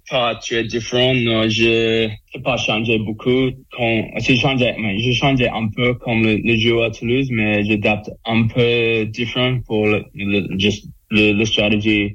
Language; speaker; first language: French; non-native, learner; English